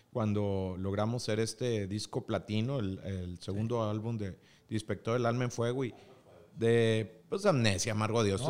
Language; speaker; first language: Spanish; native; Spanish